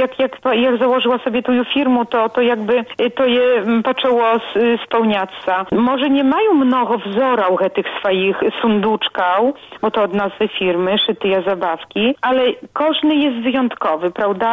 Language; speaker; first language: Polish; non-native, local second language; Belarusian